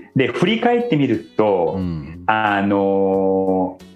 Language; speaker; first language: Japanese; native; Japanese